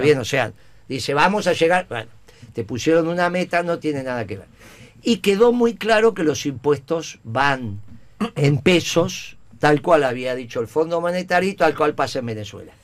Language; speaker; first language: Spanish; native; Spanish